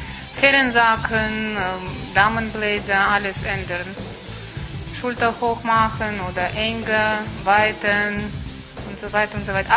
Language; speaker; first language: German; non-native, fluent; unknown